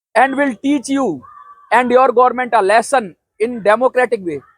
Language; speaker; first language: English; non-native, local second language; Hindi